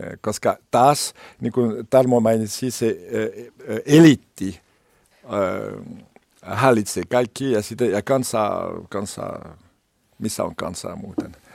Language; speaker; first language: Finnish; non-native, learner; French